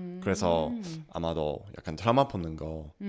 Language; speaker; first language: Korean; non-native, learner; English